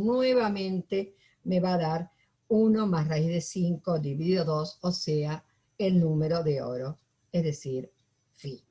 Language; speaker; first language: Spanish; native; Spanish